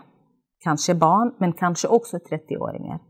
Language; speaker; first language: Swedish; non-native, fluent; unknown